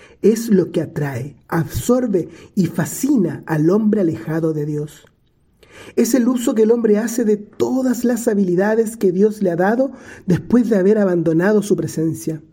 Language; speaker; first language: Spanish; native; Spanish